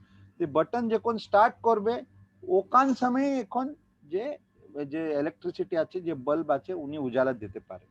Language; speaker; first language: Bangla; non-native, learner; Hindi